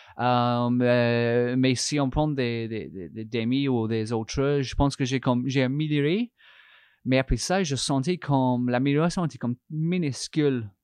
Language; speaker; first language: French; non-native, fluent; English